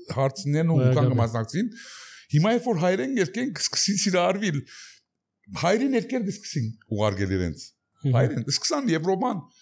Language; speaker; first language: Armenian; early bilingual, heritage; Armenian